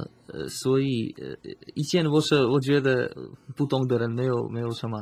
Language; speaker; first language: Chinese; non-native, fluent; Slovak